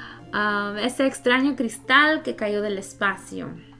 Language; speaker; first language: Spanish; early bilingual, heritage; Spanish